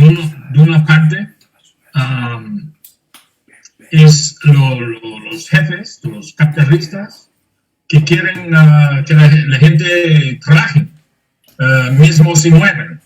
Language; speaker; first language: Spanish; non-native, fluent; English